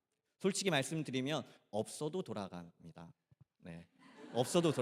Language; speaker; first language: Korean; native; Korean